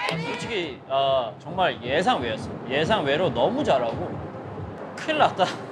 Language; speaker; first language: Korean; native; Korean